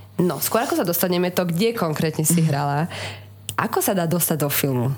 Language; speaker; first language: Slovak; native; Slovak